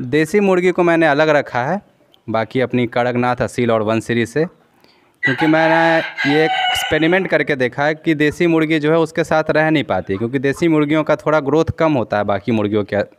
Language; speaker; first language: Hindi; native; Hindi